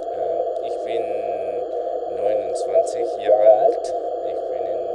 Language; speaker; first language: German; non-native, learner; Spanish